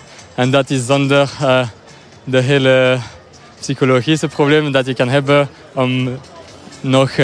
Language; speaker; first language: Dutch; non-native, local second language; French